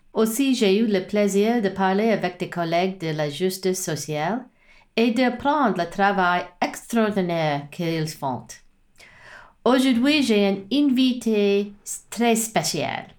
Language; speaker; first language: French; non-native, learner; English